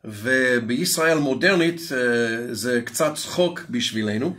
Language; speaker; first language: Hebrew; non-native, fluent; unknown